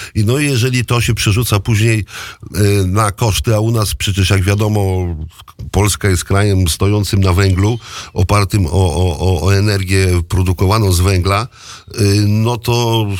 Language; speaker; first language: Polish; native; Polish